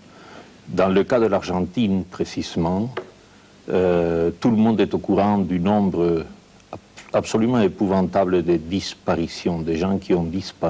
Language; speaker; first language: French; non-native, fluent; Spanish